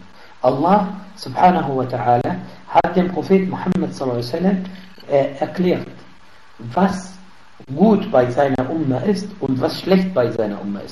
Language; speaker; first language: German; non-native, fluent; Arabic